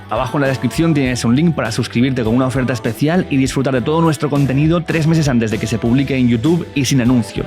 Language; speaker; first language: Spanish; native; Spanish